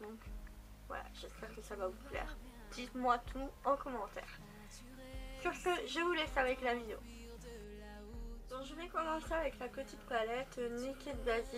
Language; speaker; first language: French; native; French